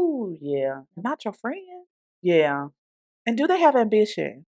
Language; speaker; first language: English; native; English